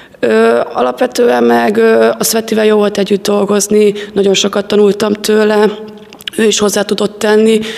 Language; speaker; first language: Hungarian; native; Hungarian